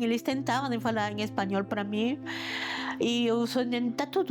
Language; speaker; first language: Portuguese; non-native, fluent; Spanish